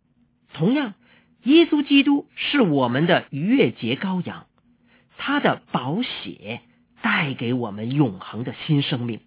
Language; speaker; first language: Chinese; native; Chinese